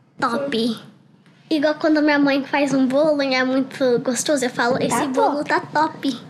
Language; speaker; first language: Portuguese; early bilingual, heritage; English